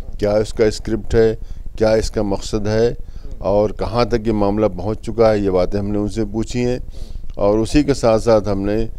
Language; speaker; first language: Urdu; native; Urdu